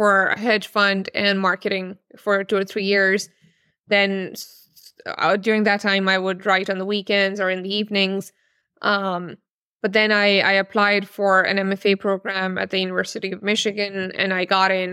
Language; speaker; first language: English; non-native, local second language; Urdu